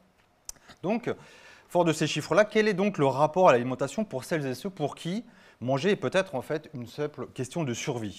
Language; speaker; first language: French; native; French